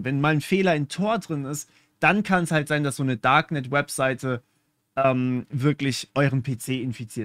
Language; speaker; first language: German; native; German